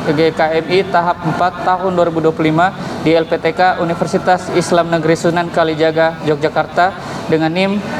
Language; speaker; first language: Indonesian; native; Indonesian